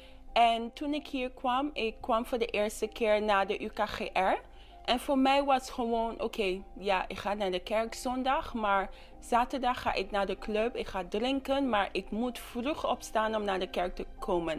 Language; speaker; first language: Dutch; non-native, local second language; English